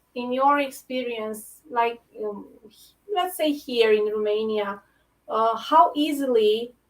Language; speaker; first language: English; non-native, fluent; Romanian